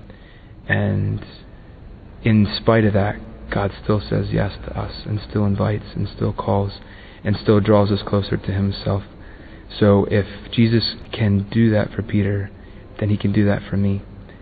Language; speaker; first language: English; native; English